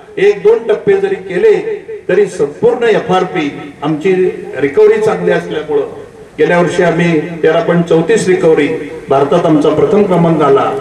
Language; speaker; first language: Marathi; native; Marathi